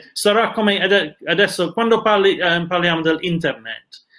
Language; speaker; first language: Italian; non-native, fluent; English